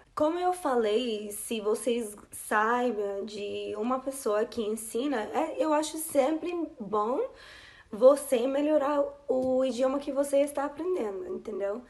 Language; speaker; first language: Portuguese; non-native, fluent; English